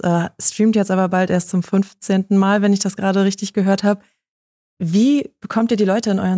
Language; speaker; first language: German; native; German